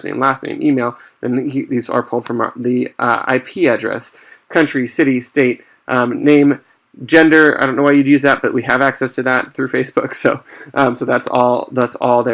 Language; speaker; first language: English; native; English